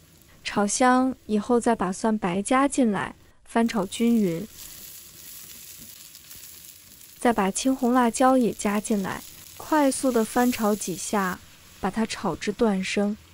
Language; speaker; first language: Chinese; native; Chinese